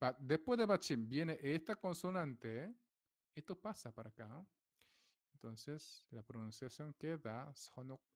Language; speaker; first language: Spanish; non-native, fluent; Korean